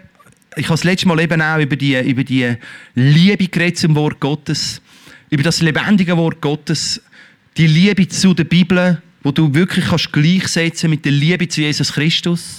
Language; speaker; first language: German; native; German